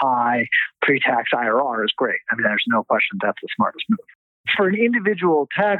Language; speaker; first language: English; native; English